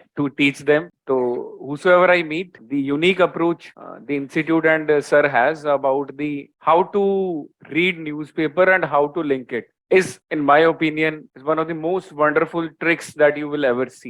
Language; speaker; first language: English; non-native, local second language; Hindi